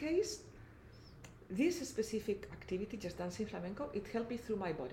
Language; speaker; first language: English; non-native, fluent; Spanish